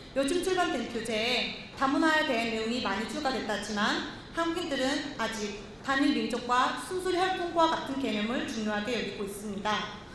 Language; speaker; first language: Korean; non-native, fluent; Vietnamese